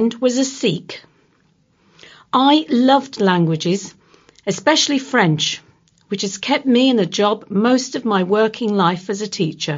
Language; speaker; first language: English; native; English